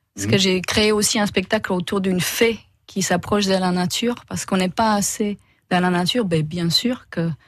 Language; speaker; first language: French; non-native, fluent; Romanian